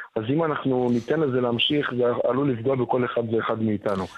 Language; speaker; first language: Hebrew; native; Hebrew